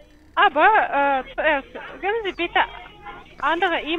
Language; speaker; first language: German; non-native, learner; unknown